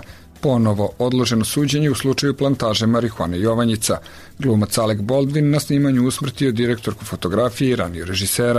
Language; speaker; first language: Croatian; native; Croatian